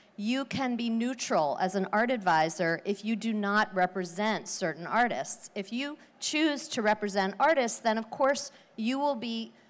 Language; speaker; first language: English; native; English